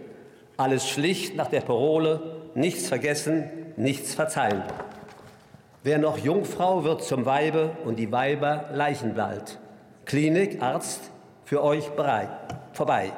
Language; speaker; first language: German; native; German